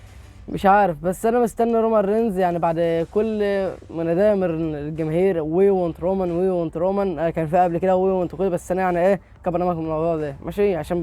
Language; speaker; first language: Arabic; native; Arabic